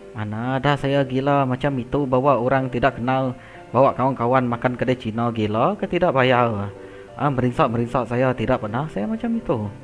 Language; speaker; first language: Malay; non-native, local second language; Iban